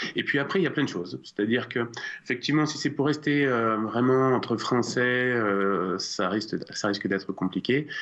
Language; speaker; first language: French; native; French